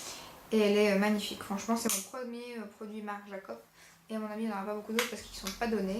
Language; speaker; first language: French; native; French